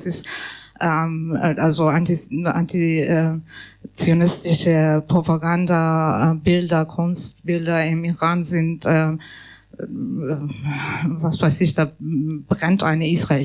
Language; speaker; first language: German; non-native, fluent; Persian